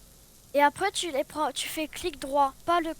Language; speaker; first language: French; native; French